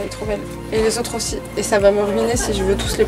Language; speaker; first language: French; native; French